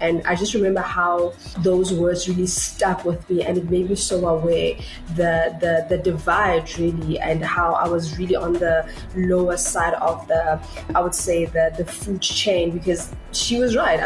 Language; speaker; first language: English; non-native, local second language; Tswana